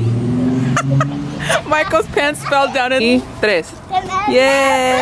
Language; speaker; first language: English; early bilingual, other home language; Spanish